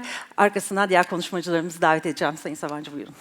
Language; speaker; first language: Turkish; native; Turkish